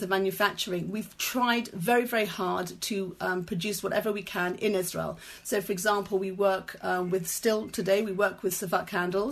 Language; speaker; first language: English; native; English